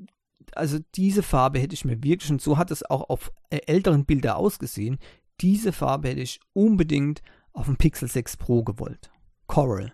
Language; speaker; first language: German; native; German